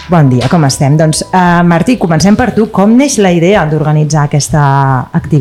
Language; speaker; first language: Catalan; native; Catalan